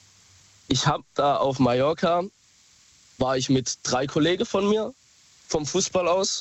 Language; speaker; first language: German; native; German